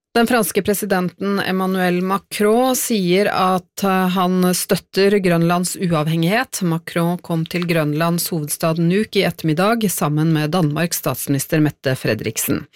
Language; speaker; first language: Norwegian; native; Norwegian